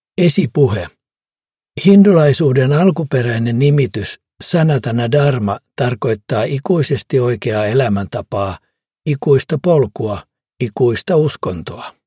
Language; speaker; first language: Finnish; native; Finnish